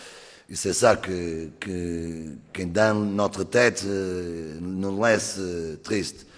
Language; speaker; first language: French; non-native, learner; Portuguese